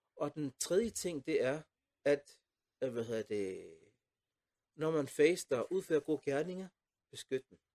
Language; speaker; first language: Danish; non-native, fluent; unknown